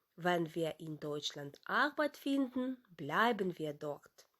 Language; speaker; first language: German; non-native, fluent; Ukrainian